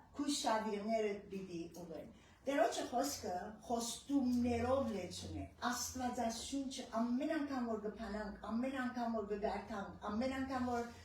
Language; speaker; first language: Armenian; early bilingual, heritage; Armenian